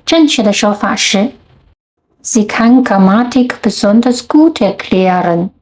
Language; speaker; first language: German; non-native, fluent; Chinese